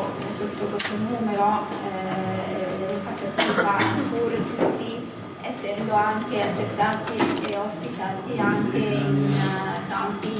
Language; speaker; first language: Italian; non-native, fluent; Kurdish